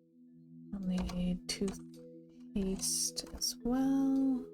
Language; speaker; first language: English; native; English